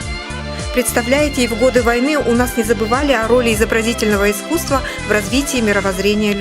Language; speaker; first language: Russian; native; Russian